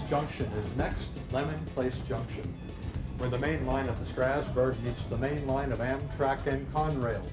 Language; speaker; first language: English; native; English